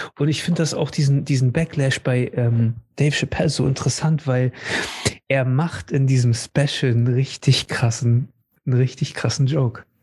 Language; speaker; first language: German; native; German